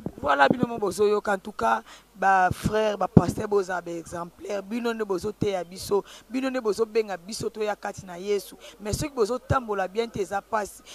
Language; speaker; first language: Lingala; native; Lingala